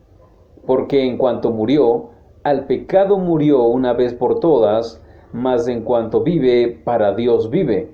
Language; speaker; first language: Spanish; native; Spanish